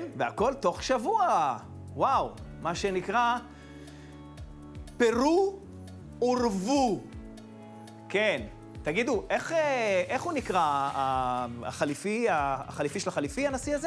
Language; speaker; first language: Hebrew; native; Hebrew